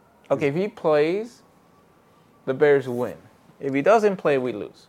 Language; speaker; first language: English; early bilingual, other home language; Spanish